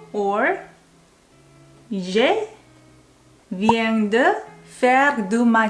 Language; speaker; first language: French; non-native, learner; Korean